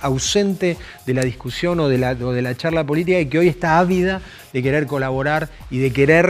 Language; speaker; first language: Spanish; native; Spanish